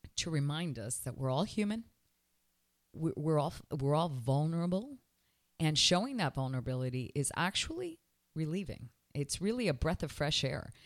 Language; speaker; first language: English; early bilingual, other home language; Spanish